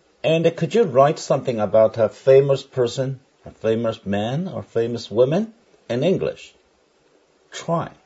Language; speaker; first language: English; non-native, fluent; Chinese